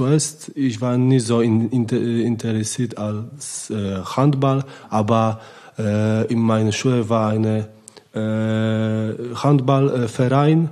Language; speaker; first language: German; non-native, learner; Polish